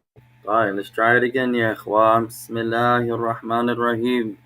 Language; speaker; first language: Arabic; non-native, fluent; English